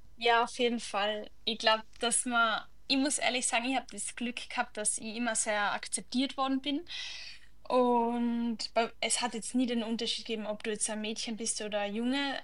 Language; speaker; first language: German; native; German